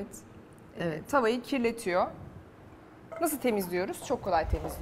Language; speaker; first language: Turkish; native; Turkish